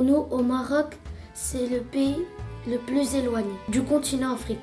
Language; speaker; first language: French; non-native, local second language; Arabic